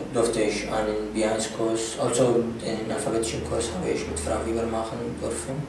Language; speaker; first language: German; non-native, fluent; Kurdish